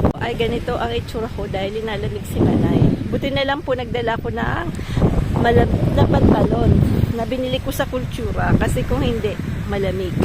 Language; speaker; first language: Filipino; native; Filipino